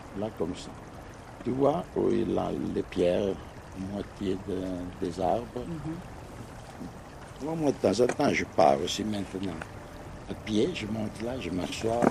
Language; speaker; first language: French; non-native, fluent; Italian